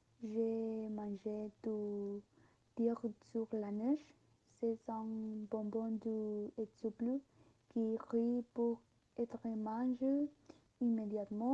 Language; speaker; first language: French; non-native, learner; Spanish